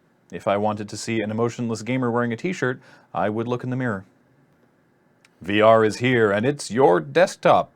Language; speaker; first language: English; native; English